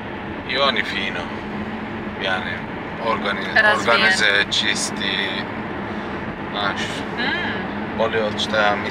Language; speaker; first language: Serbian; non-native, learner; Turkish